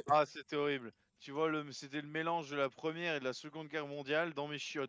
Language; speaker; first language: French; native; French